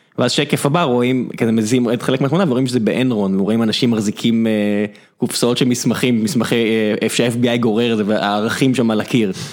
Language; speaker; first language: Hebrew; native; Hebrew